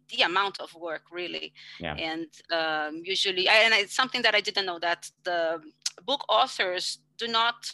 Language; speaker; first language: English; non-native, fluent; Portuguese